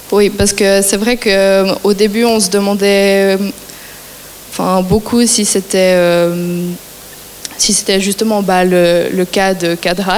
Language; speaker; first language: French; native; French